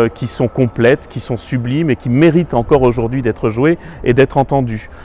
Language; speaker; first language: French; native; French